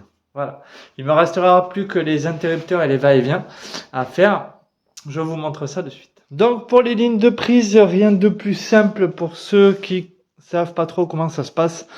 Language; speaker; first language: French; native; French